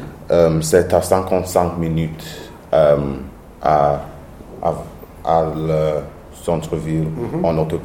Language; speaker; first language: French; non-native, learner; English